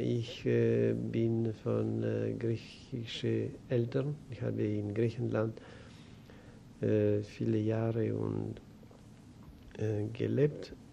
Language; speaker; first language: German; non-native, learner; Greek